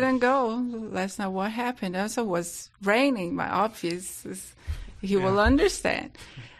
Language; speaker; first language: English; non-native, fluent; Portuguese